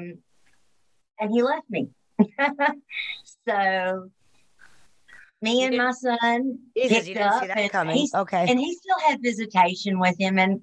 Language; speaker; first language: English; native; English